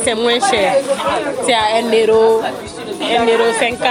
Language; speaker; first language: French; non-native, learner; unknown